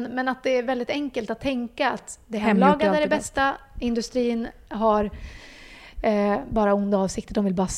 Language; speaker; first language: Swedish; native; Swedish